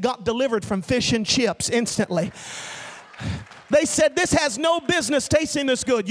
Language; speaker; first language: English; native; English